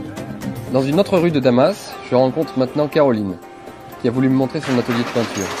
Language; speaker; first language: French; native; French